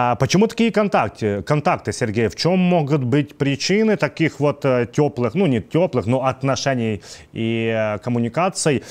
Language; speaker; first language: Russian; non-native, local second language; Ukrainian